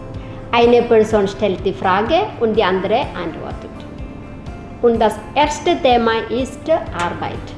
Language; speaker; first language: German; non-native, fluent; Malayalam